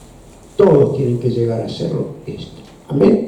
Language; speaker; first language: Spanish; native; Spanish